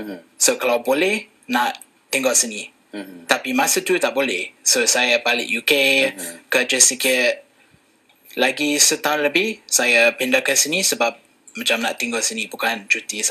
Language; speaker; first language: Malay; non-native, fluent; English